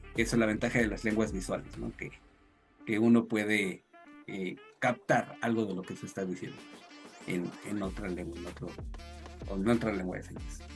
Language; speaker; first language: Spanish; native; Spanish